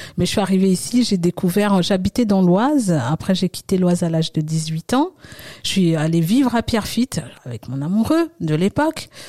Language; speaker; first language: French; early bilingual, other home language; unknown